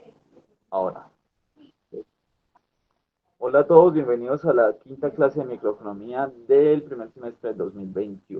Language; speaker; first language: Spanish; native; Spanish